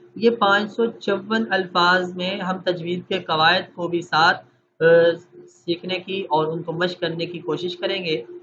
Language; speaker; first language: Urdu; native; Urdu